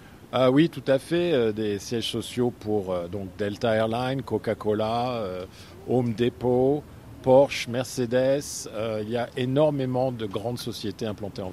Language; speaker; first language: French; native; French